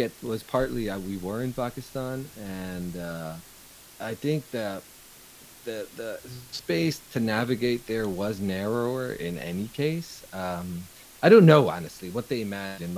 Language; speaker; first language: English; non-native, local second language; Urdu